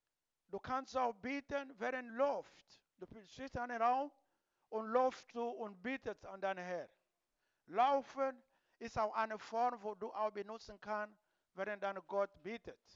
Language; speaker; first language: German; non-native, learner; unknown